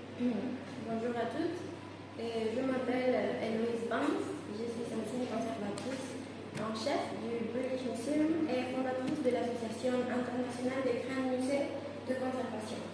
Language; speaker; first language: French; non-native, fluent; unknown